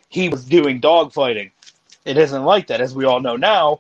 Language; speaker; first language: English; native; English